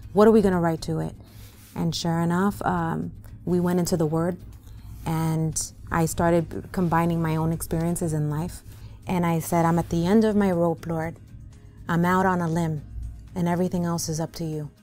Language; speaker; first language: English; early bilingual, other home language; Spanish